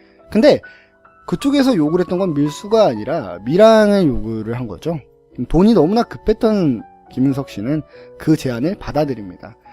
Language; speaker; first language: Korean; native; Korean